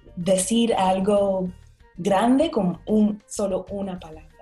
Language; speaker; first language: Spanish; non-native, fluent; English